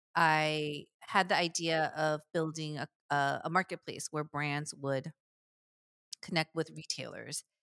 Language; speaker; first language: English; early bilingual, other home language; Korean